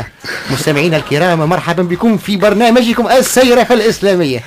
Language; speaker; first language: Arabic; native; Arabic